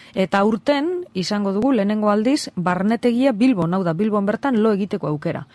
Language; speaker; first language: Basque; native; Basque